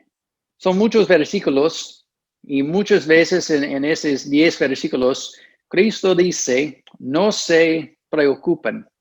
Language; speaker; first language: Spanish; non-native, fluent; English